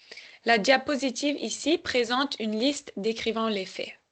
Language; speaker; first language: French; native; French